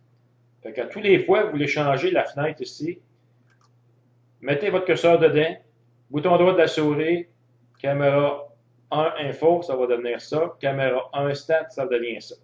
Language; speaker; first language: French; native; French